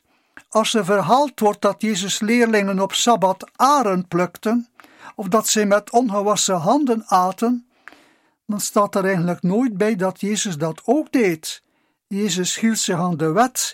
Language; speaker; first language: Dutch; native; Dutch